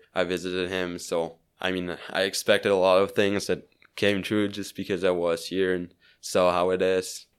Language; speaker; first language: English; non-native, fluent; Swiss German